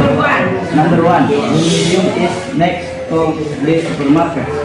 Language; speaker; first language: English; non-native, learner; Indonesian